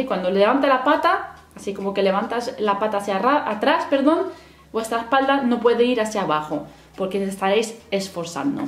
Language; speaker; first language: Spanish; native; Spanish